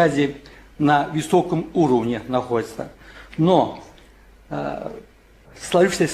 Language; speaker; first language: Russian; non-native, local second language; Tajik